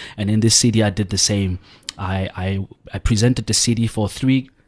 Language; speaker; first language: English; non-native, local second language; Southern Sotho